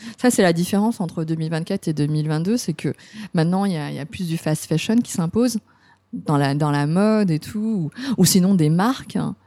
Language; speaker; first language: French; early bilingual, other home language; Cantonese